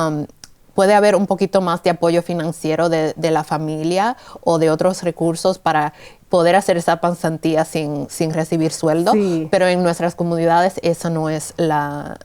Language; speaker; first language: Spanish; early bilingual, heritage; Spanish